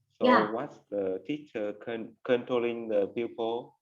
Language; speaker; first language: English; non-native, learner; Vietnamese